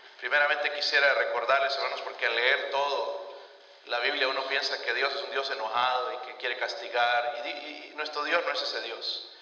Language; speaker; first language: Spanish; native; Spanish